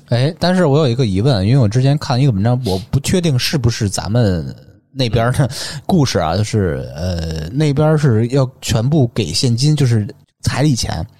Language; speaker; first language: Chinese; native; Chinese